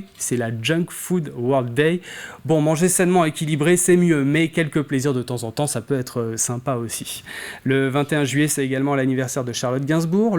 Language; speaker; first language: French; native; French